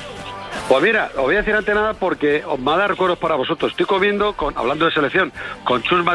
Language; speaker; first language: Spanish; native; Spanish